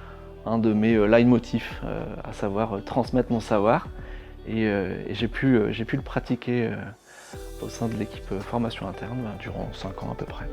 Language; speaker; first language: French; native; French